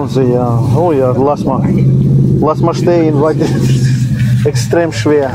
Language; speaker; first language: German; non-native, learner; Russian